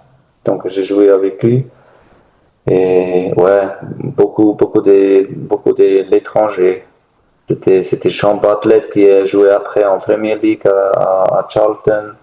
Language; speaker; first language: French; non-native, learner; German